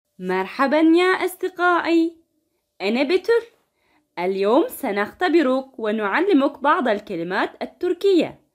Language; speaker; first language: Arabic; non-native, fluent; Turkish